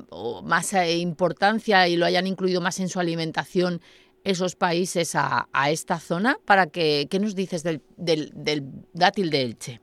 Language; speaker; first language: Spanish; native; Spanish